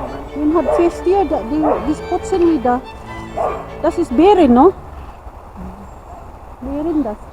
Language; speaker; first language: German; non-native, learner; Filipino